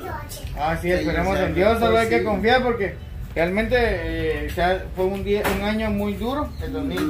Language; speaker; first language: Spanish; native; Spanish